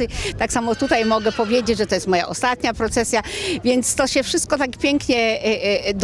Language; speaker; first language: Polish; native; Polish